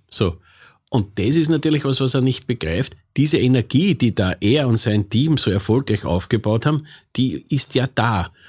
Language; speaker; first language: German; native; German